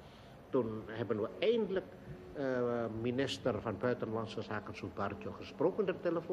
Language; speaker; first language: Dutch; non-native, local second language; Indonesian